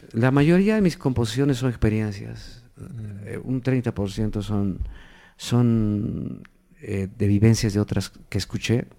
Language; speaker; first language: Spanish; native; Spanish